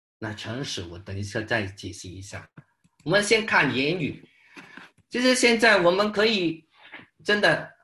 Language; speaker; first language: Chinese; non-native, local second language; Cantonese